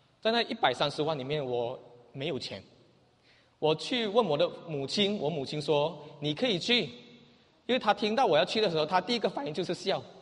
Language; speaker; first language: Chinese; native; Chinese